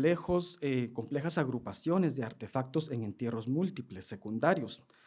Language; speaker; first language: Spanish; native; Spanish